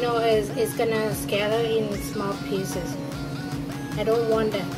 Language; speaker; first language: English; non-native, fluent; Thai